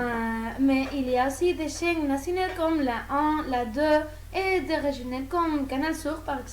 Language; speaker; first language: French; non-native, learner; Spanish